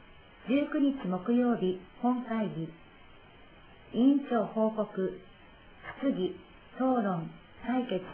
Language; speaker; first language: Japanese; native; Japanese